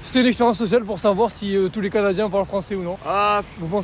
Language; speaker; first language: French; native; French